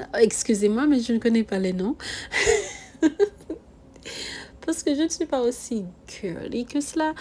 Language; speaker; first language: French; non-native, local second language; Haitian Creole